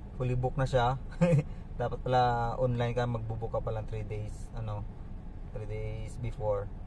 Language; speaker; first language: Filipino; non-native, local second language; Hiligaynon